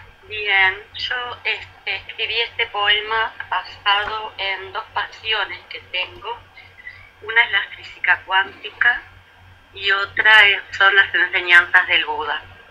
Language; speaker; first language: Spanish; native; Spanish